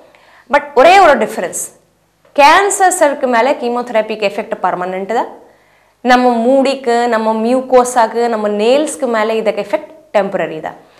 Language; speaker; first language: Tamil; non-native, fluent; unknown